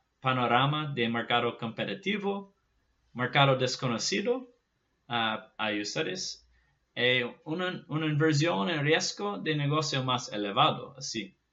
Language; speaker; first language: Spanish; non-native, fluent; Portuguese